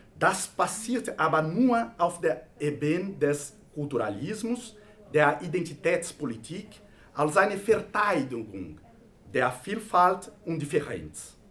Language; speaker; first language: German; non-native, fluent; Portuguese